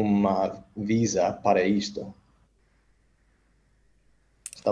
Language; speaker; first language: Portuguese; non-native, learner; English